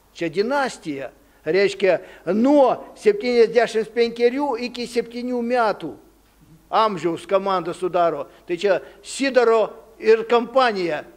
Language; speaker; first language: Lithuanian; early bilingual, heritage; Lithuanian